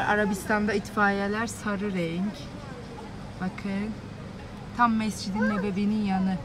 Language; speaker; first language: Turkish; native; Turkish